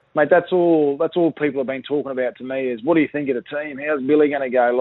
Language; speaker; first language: English; native; English